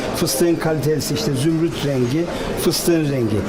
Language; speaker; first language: Turkish; native; Turkish